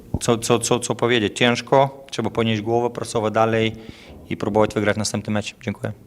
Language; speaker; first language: Polish; non-native, fluent; Lithuanian